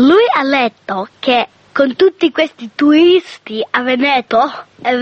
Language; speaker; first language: Italian; non-native, fluent; Russian